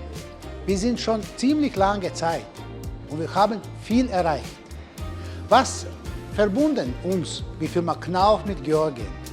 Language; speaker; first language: German; non-native, fluent; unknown